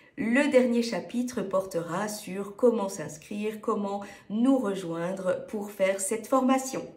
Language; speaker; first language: French; native; French